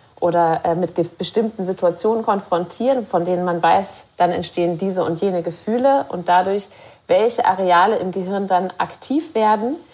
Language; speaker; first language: German; native; German